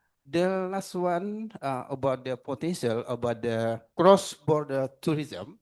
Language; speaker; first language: English; non-native, learner; Indonesian